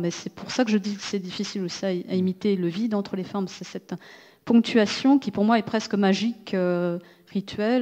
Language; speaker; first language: French; native; French